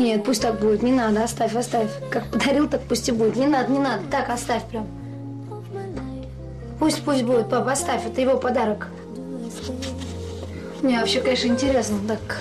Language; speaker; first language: Russian; native; Russian